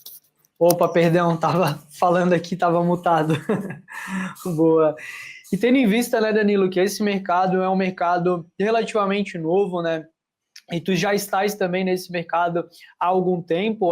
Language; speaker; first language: Portuguese; native; Portuguese